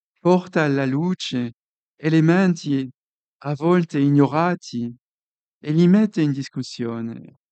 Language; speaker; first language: Italian; non-native, fluent; French